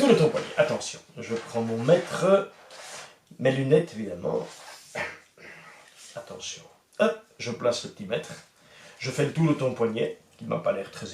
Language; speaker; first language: French; native; French